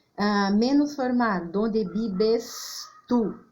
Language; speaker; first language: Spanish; non-native, fluent; Portuguese